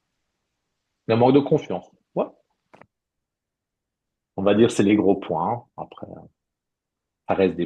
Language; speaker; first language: French; native; French